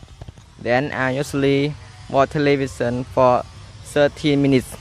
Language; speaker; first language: English; non-native, learner; Khmer